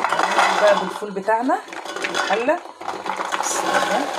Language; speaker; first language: Arabic; native; Arabic